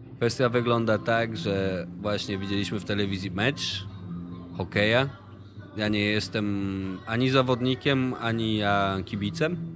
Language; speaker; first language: Polish; native; Polish